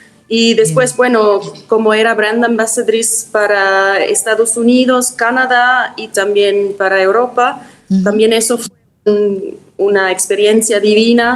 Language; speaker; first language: Spanish; non-native, fluent; German